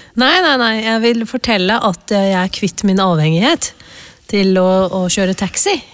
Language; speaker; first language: Norwegian; early bilingual, other home language; Urdu